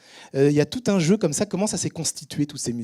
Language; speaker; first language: French; native; French